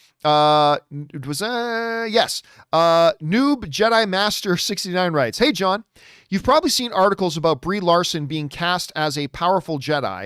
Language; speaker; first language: English; native; English